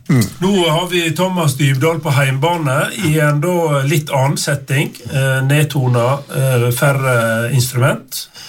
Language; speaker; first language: Norwegian; native; Norwegian